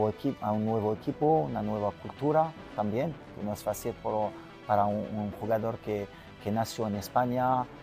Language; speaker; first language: Spanish; non-native, fluent; French